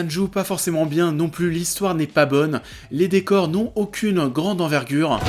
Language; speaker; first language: French; native; French